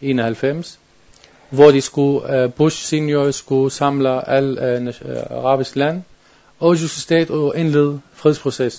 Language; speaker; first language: Danish; non-native, learner; Arabic